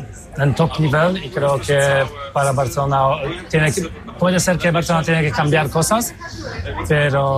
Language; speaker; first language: Spanish; non-native, fluent; Polish